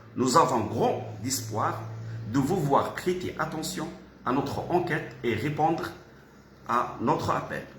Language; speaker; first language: French; non-native, local second language; Arabic